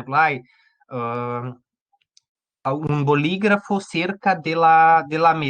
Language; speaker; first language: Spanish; non-native, fluent; Portuguese